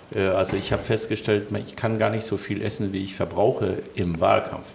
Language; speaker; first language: German; non-native, fluent; Danish